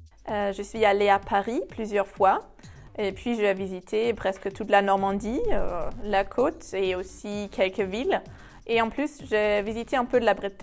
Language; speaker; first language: French; non-native, fluent; German